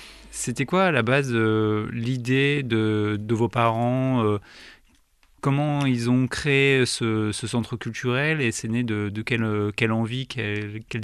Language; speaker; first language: French; native; French